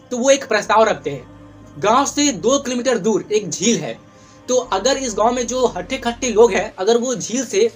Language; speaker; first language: Hindi; native; Hindi